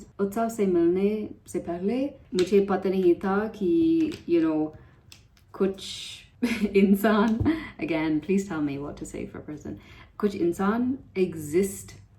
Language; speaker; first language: Hindi; non-native, learner; English